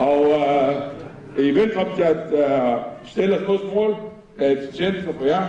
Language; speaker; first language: Danish; non-native, fluent; Arabic